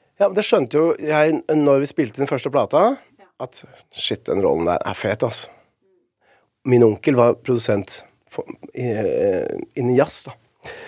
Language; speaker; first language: Norwegian; early bilingual, other home language; Spanish